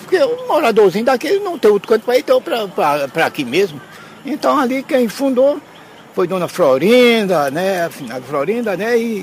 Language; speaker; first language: Portuguese; native; Portuguese